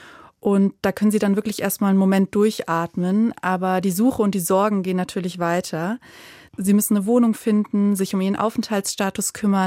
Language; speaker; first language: German; native; German